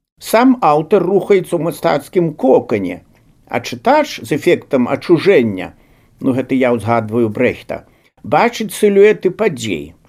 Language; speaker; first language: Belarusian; native; Belarusian